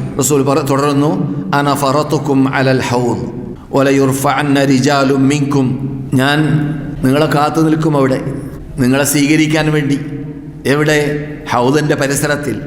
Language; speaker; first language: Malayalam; native; Malayalam